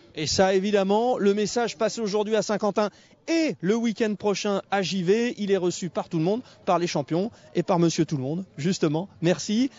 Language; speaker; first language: French; native; French